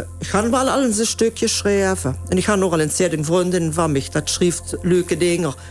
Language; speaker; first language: Dutch; native; Dutch